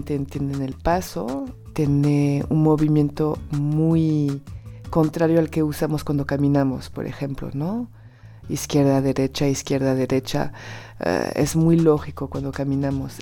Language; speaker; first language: Spanish; non-native, fluent; French